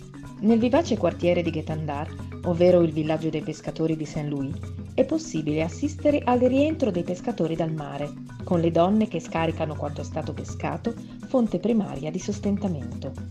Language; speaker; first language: Italian; native; Italian